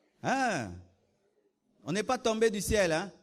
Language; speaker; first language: French; non-native, local second language; Lingala